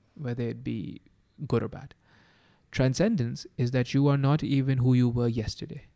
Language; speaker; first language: English; non-native, local second language; Urdu